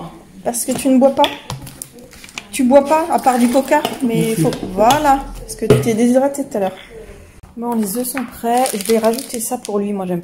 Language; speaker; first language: French; native; French